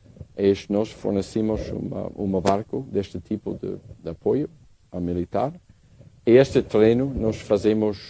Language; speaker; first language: Portuguese; non-native, learner; English